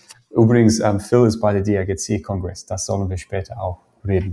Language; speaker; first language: German; non-native, fluent; English